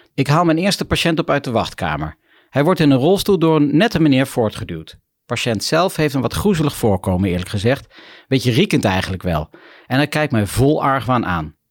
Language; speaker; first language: Dutch; native; Dutch